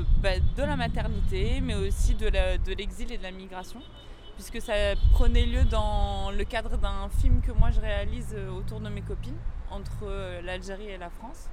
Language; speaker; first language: French; native; French